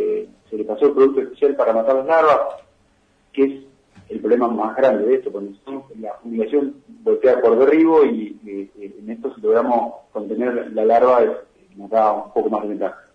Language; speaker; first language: Spanish; native; Spanish